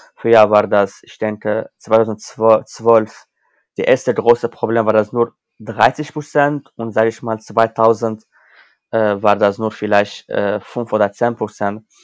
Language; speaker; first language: German; non-native, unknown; Armenian